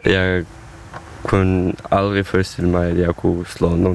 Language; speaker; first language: Danish; early bilingual, other home language; Ukrainian